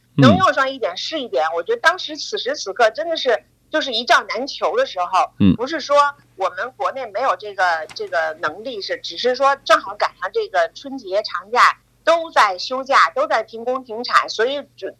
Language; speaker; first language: Chinese; native; Chinese